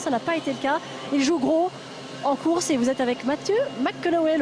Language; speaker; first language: French; native; French